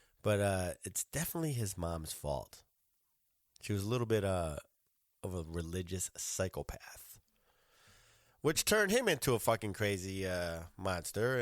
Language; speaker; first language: English; native; English